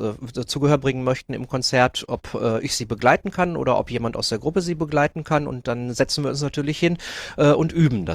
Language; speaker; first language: German; native; German